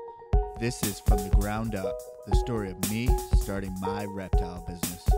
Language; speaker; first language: English; native; English